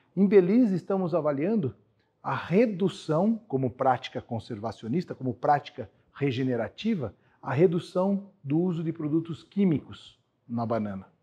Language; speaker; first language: Portuguese; native; Portuguese